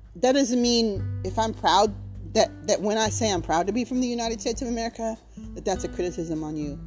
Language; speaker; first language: English; early bilingual, other home language; Spanish